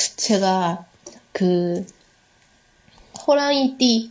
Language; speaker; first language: Korean; non-native, learner; Chinese